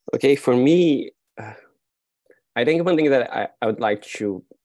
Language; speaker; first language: English; non-native, fluent; Portuguese